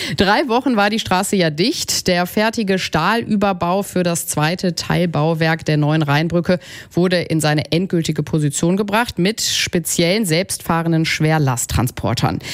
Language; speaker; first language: German; native; German